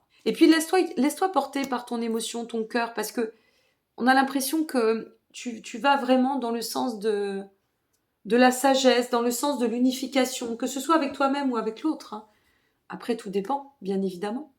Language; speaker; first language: French; native; French